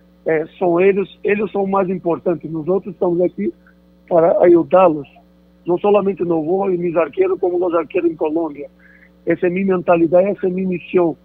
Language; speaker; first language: Spanish; non-native, fluent; Portuguese